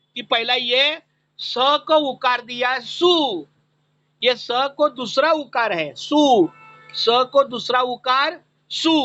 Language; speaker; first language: Hindi; non-native, local second language; Marathi